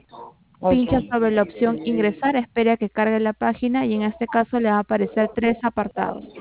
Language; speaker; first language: Spanish; native; Spanish